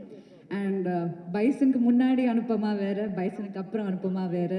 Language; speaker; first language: Tamil; non-native, local second language; Malayalam